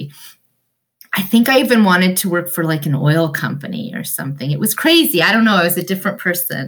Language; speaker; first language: English; early bilingual, other home language; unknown